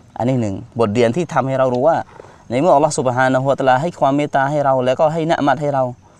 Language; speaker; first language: Thai; non-native, local second language; Malay